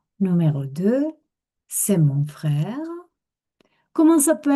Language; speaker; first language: French; non-native, fluent; Spanish